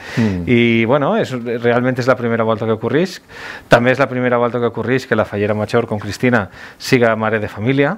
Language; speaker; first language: Catalan; native; Catalan